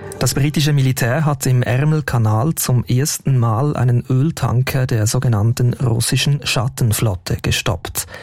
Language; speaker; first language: German; native; German